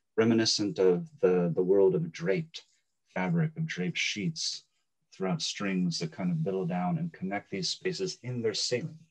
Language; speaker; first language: English; native; English